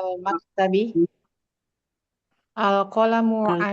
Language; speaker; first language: Arabic; non-native, learner; Indonesian